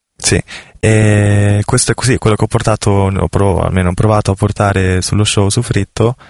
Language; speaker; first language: Italian; native; Italian